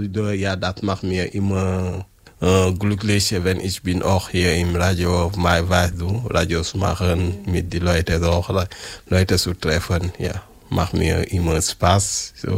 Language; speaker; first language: German; non-native, learner; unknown